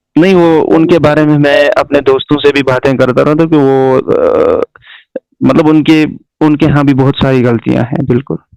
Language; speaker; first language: Urdu; native; Urdu